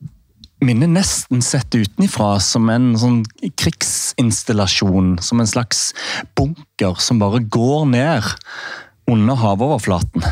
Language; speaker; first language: Norwegian; native; Norwegian